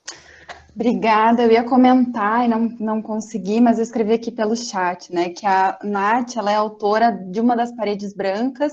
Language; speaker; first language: Portuguese; native; Portuguese